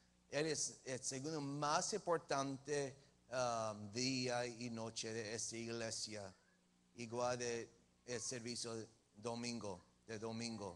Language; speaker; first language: Spanish; early bilingual, heritage; English